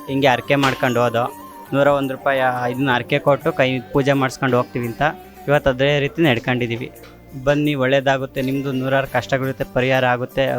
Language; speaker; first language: Kannada; native; Kannada